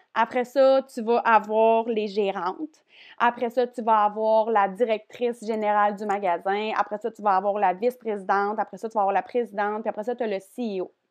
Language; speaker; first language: French; native; French